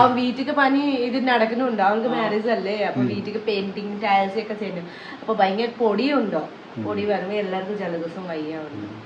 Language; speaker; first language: Malayalam; non-native, learner; Nepali